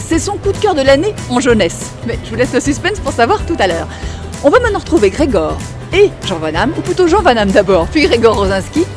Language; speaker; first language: French; native; French